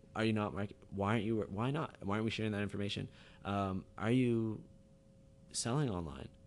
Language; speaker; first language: English; native; English